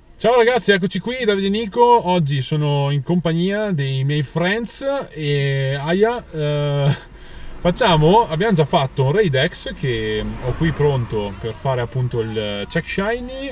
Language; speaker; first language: Italian; native; Italian